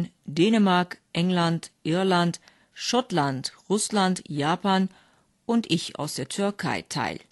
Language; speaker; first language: German; non-native, fluent; Turkish